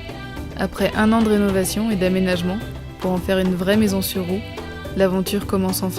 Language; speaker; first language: French; native; French